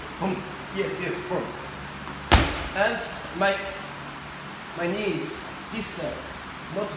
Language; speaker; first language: English; non-native, learner; Japanese